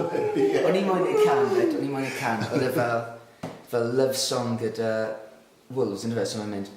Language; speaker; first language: Welsh; native; Welsh